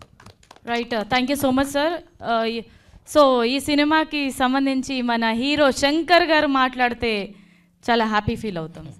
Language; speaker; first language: Telugu; native; Telugu